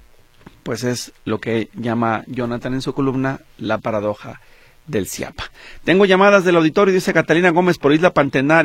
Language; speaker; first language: Spanish; native; Spanish